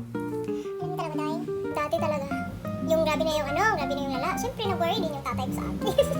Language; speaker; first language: Filipino; non-native, local second language; Hiligaynon